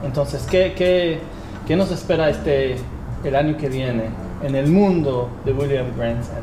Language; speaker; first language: Spanish; non-native, fluent; Hebrew